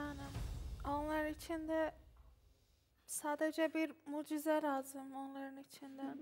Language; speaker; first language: Turkish; non-native, learner; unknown